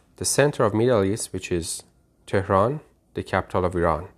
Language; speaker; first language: English; non-native, fluent; Persian